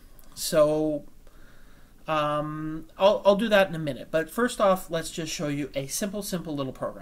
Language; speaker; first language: English; native; English